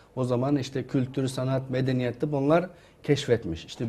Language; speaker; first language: Turkish; non-native, fluent; Uyghur